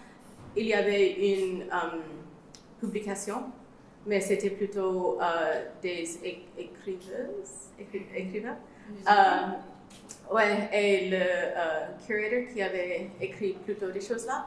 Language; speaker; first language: French; non-native, learner; English